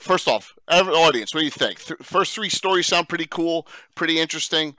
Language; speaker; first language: English; native; English